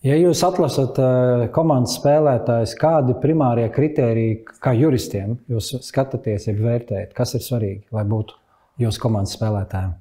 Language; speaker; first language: Latvian; native; Latvian